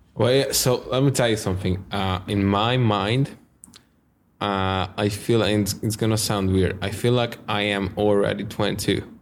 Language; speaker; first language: English; non-native, fluent; Hungarian